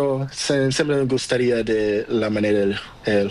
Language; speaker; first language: Spanish; non-native, learner; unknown